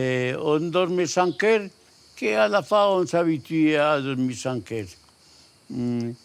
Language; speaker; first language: French; non-native, learner; Spanish